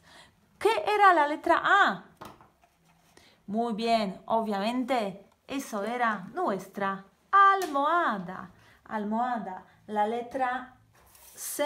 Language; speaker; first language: Spanish; non-native, fluent; Polish